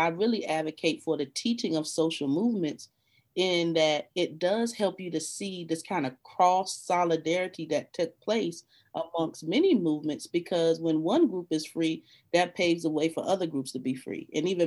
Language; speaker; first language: English; native; English